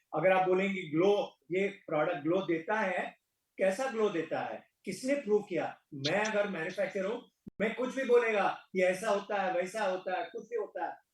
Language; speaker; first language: Hindi; non-native, local second language; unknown